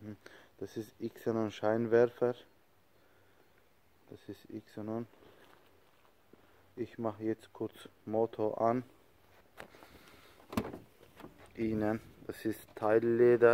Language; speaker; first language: German; non-native, learner; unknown